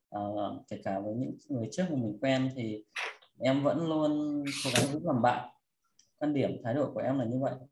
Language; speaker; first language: Vietnamese; early bilingual, heritage; Vietnamese